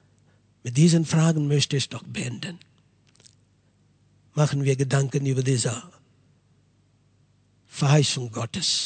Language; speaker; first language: German; non-native, fluent; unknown